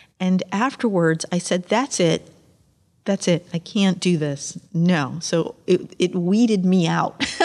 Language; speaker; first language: English; early bilingual, other home language; Amharic